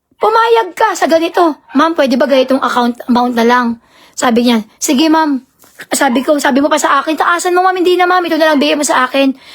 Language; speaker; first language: Filipino; native; Filipino